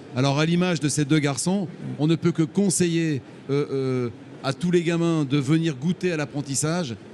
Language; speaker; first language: French; native; French